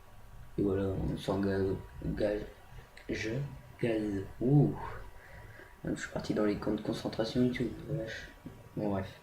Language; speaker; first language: French; native; French